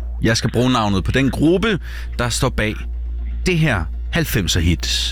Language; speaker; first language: Danish; native; Danish